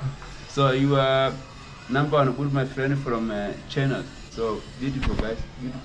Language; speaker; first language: English; non-native, learner; Swahili